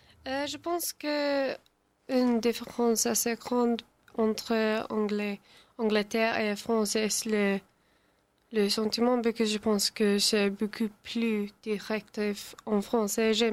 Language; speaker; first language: French; non-native, learner; English